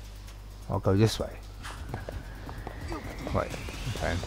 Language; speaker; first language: English; native; English